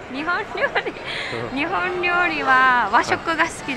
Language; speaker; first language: Japanese; early bilingual, other home language; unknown